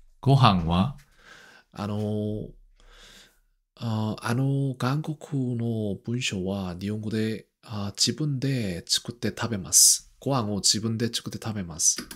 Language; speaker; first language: Japanese; non-native, learner; Korean